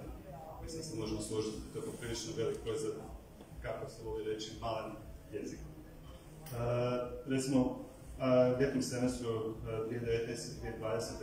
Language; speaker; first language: Croatian; native; Croatian